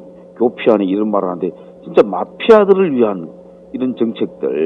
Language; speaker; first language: Korean; native; Korean